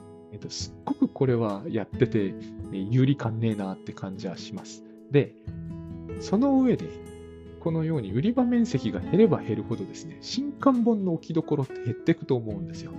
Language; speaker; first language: Japanese; native; Japanese